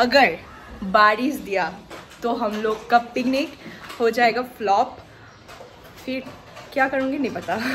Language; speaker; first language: Hindi; non-native, local second language; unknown